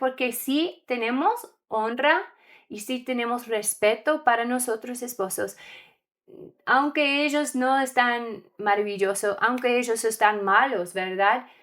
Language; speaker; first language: Spanish; non-native, learner; English